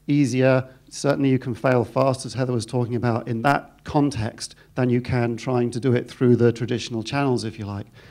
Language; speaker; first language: English; native; English